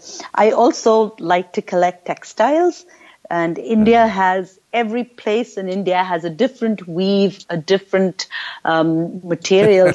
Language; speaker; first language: English; non-native, local second language; Urdu